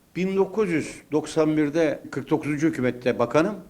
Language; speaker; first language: Turkish; native; Turkish